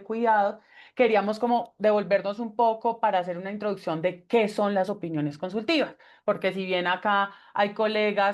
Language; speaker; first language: Spanish; native; Spanish